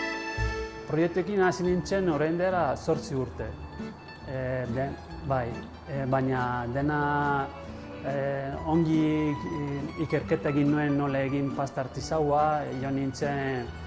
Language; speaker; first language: Basque; non-native, learner; Italian